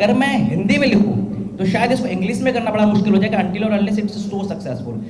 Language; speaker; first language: Hindi; native; Hindi